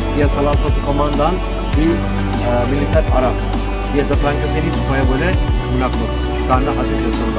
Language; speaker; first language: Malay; non-native, learner; Turkish